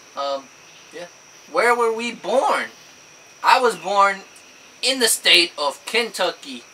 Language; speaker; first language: English; native; English